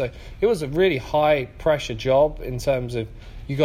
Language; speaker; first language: English; native; English